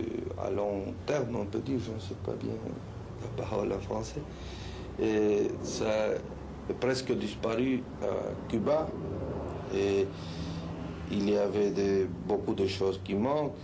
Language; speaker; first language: French; non-native, fluent; Spanish